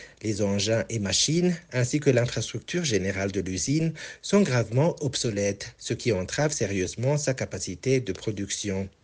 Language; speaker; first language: French; non-native, local second language; Rundi